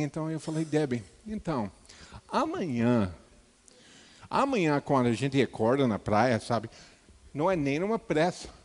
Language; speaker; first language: Portuguese; non-native, fluent; English